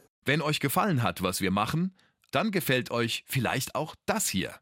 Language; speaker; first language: German; native; German